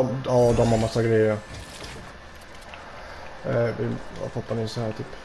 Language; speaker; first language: Swedish; early bilingual, other home language; Turkish